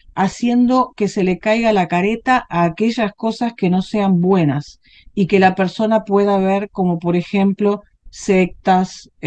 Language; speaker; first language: Spanish; native; Spanish